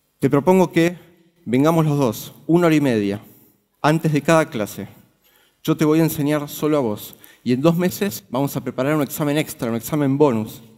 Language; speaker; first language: Spanish; native; Spanish